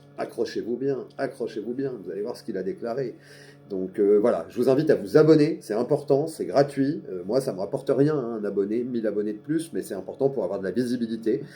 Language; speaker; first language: French; native; French